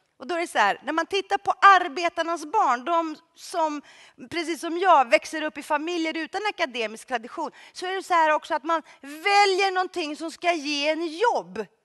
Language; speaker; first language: Swedish; early bilingual, other home language; Greek